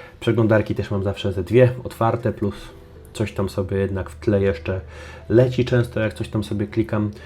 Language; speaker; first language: Polish; native; Polish